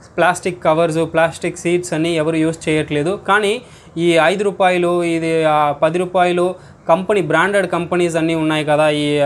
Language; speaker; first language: Telugu; non-native, learner; Tamil